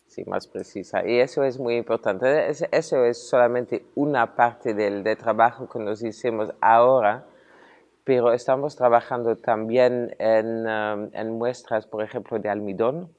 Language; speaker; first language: Spanish; non-native, fluent; Dutch